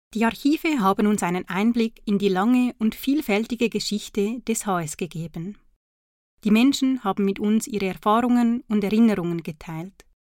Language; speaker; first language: German; native; German